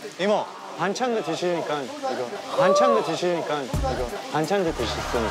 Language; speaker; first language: Korean; early bilingual, heritage; Korean